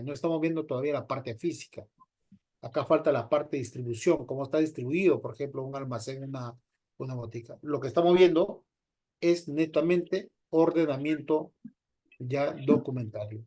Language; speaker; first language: Spanish; native; Spanish